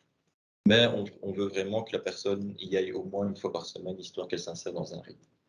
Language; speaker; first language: French; native; French